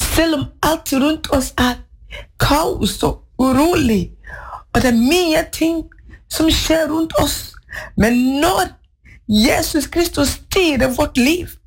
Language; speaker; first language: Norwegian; non-native, fluent; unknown